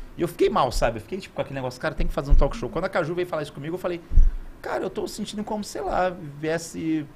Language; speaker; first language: Portuguese; native; Portuguese